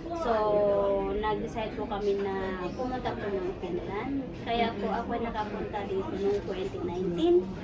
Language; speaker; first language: Filipino; non-native, local second language; Cebuano